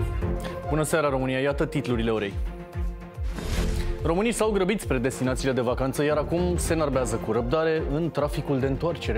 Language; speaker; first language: Romanian; native; Romanian